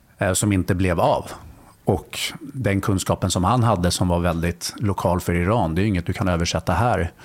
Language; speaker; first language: Swedish; native; Swedish